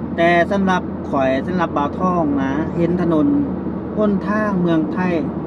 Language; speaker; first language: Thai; non-native, local second language; Lao